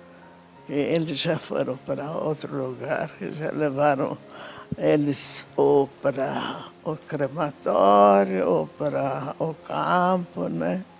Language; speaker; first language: Portuguese; non-native, fluent; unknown